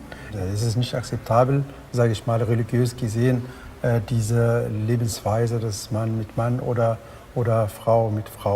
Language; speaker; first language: German; non-native, fluent; Arabic